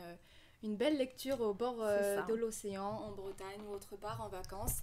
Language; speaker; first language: French; native; French